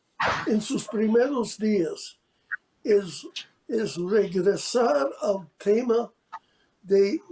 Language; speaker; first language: Spanish; non-native, fluent; English